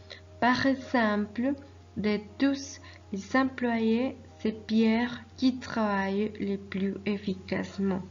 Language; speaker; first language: French; non-native, fluent; Spanish